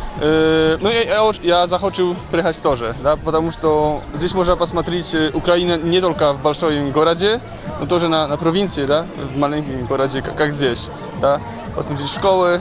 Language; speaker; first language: Russian; non-native, learner; Polish